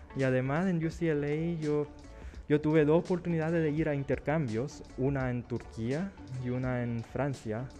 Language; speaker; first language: Spanish; early bilingual, other home language; Chinese